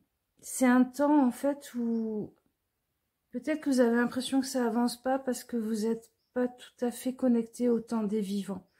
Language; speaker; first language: French; native; French